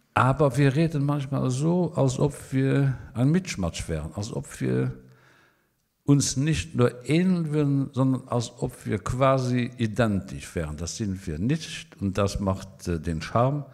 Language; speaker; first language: German; non-native, local second language; Luxembourgish